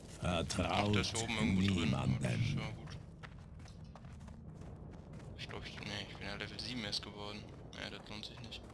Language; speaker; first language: German; native; German